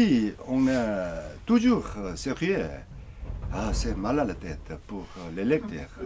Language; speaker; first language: French; non-native, learner; Korean